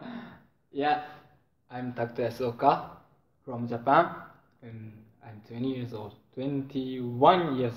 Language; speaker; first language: English; non-native, learner; Japanese